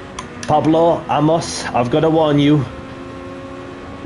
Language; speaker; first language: English; native; English